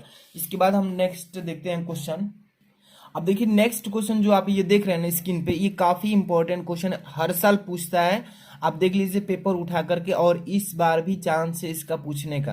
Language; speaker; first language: Hindi; native; Hindi